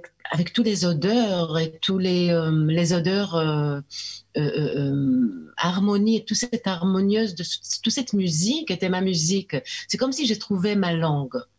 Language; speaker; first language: French; early bilingual, heritage; French